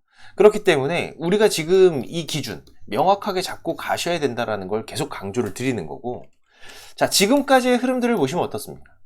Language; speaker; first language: Korean; native; Korean